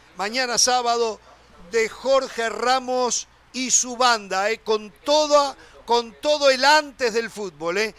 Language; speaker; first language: Spanish; native; Spanish